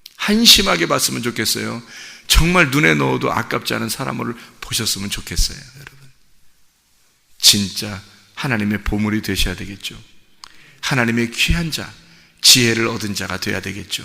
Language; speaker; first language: Korean; native; Korean